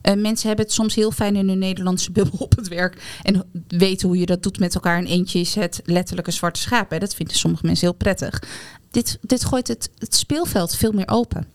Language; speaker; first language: Dutch; native; Dutch